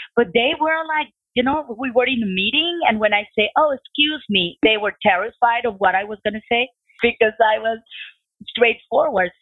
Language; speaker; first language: English; non-native, fluent; Spanish